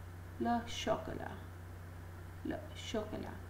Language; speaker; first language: French; non-native, fluent; Hindi